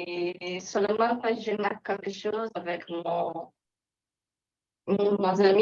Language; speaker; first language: French; non-native, learner; Portuguese